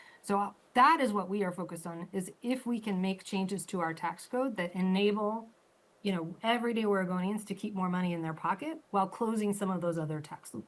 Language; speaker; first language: English; native; English